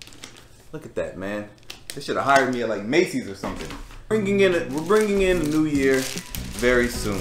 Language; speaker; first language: English; native; English